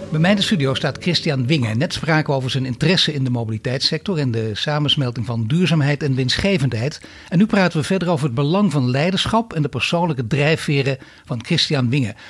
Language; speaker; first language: Dutch; native; Dutch